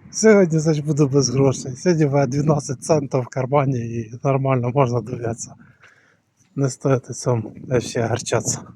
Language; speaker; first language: Ukrainian; non-native, local second language; Russian